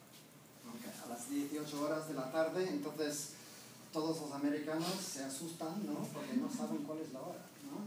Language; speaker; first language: Spanish; non-native, fluent; English